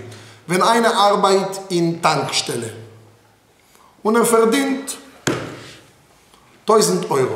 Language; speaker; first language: German; non-native, fluent; Hebrew